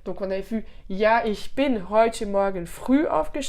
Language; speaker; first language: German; non-native, fluent; French